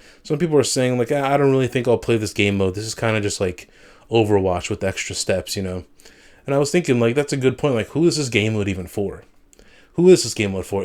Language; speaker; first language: English; native; English